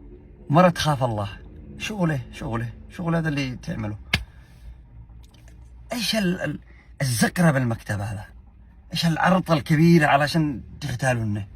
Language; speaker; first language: Arabic; native; Arabic